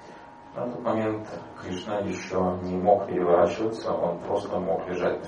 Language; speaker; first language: Russian; native; Russian